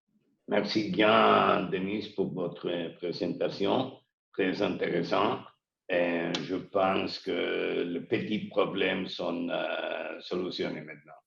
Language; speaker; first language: French; non-native, learner; Spanish